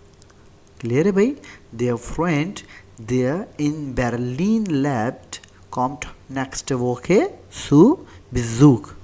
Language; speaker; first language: German; non-native, fluent; Hindi